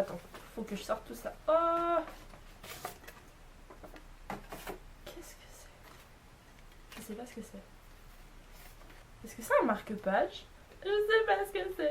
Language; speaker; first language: French; native; French